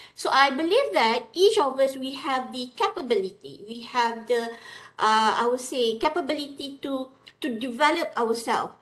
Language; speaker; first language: English; non-native, local second language; Malay